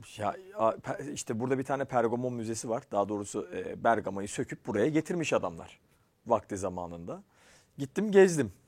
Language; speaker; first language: Turkish; native; Turkish